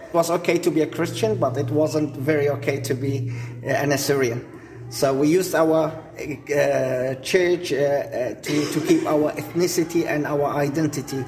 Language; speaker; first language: English; non-native, fluent; Assyrian Neo-Aramaic